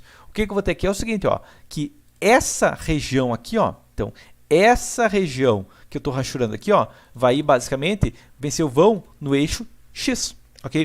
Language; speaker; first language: Portuguese; native; Portuguese